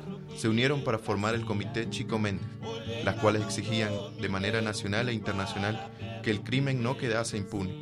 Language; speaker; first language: Spanish; native; Spanish